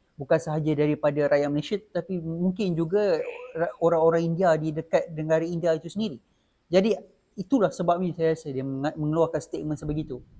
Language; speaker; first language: Malay; native; Malay